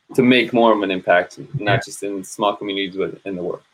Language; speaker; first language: English; native; English